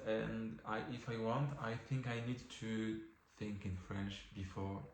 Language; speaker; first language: English; non-native, learner; French